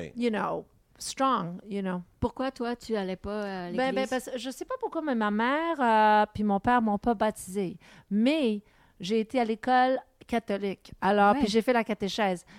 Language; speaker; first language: French; non-native, local second language; English